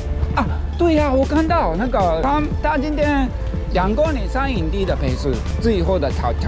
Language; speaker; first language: Chinese; non-native, learner; Japanese